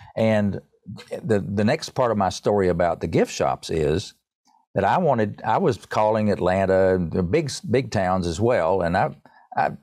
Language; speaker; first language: English; native; English